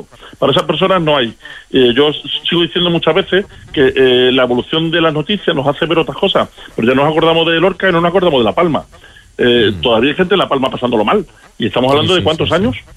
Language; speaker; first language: Spanish; native; Spanish